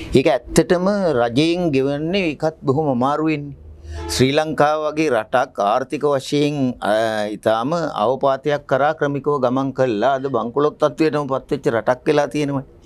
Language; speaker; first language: Sinhala; native; Sinhala